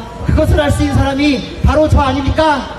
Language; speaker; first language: Korean; native; Korean